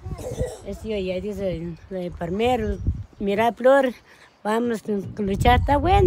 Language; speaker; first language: Spanish; non-native, local second language; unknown